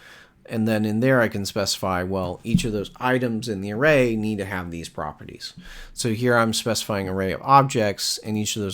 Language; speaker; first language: English; native; English